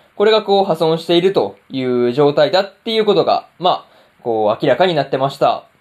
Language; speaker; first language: Japanese; native; Japanese